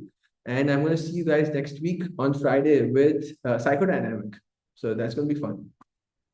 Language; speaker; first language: English; non-native, local second language; Urdu